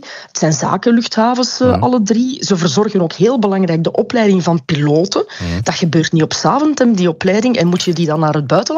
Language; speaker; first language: Dutch; native; Dutch